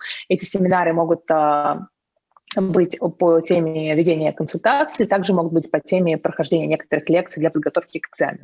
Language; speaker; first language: Russian; native; Russian